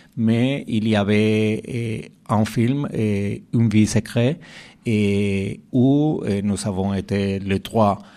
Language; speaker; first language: French; non-native, learner; Spanish